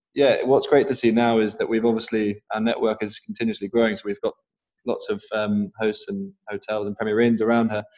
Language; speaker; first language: English; native; English